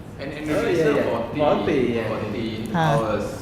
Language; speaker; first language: English; non-native, learner; Malay